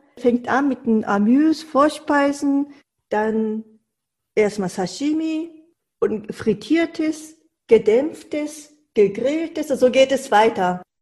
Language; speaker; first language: German; non-native, fluent; Japanese